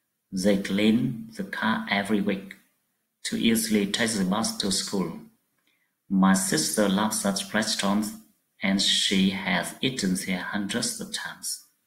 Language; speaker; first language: English; non-native, fluent; Vietnamese